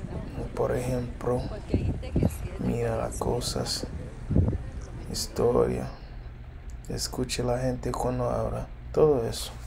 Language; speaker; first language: Spanish; early bilingual, heritage; English